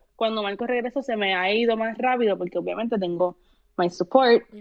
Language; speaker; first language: Spanish; native; Spanish